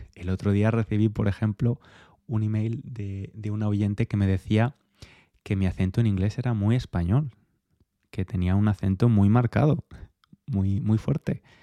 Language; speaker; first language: Spanish; native; Spanish